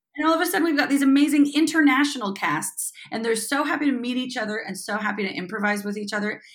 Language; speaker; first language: English; native; English